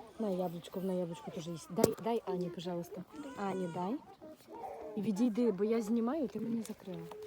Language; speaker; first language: Ukrainian; native; Ukrainian